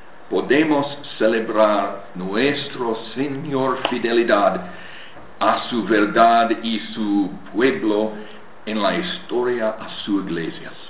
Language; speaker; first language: Spanish; non-native, learner; English